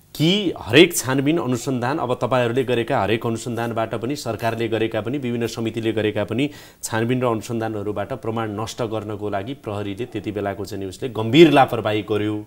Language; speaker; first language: Nepali; native; Nepali